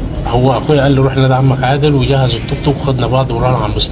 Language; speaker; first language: Arabic; native; Arabic